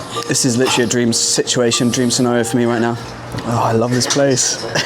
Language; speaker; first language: English; native; English